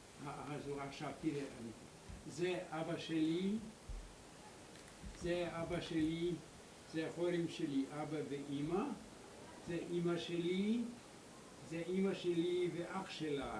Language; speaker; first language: Hebrew; non-native, learner; German